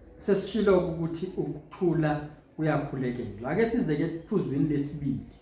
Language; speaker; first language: Zulu; native; Zulu